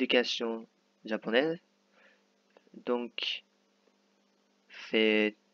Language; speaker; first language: French; non-native, fluent; Japanese